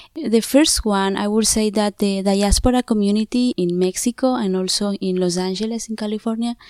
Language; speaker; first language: English; non-native, fluent; Zapotec